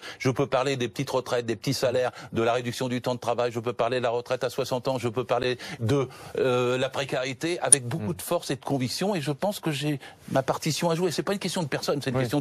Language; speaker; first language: French; native; French